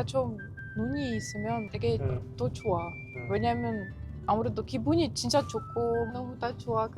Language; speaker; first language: Korean; non-native, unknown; Ukrainian